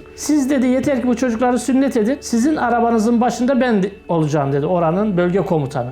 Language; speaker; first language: Turkish; native; Turkish